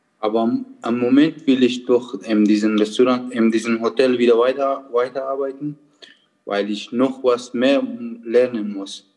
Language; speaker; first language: German; non-native, learner; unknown